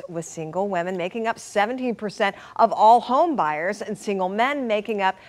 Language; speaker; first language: English; non-native, local second language; French